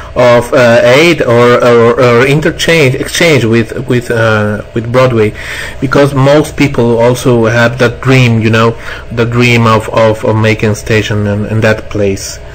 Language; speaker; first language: English; non-native, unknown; Spanish